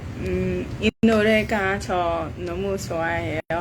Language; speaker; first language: Korean; non-native, learner; Vietnamese